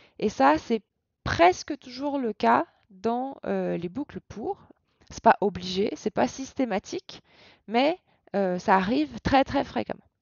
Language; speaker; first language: French; native; French